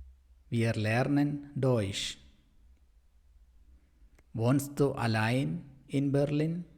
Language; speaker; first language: German; non-native, fluent; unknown